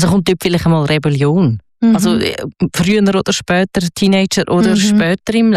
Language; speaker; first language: German; native; German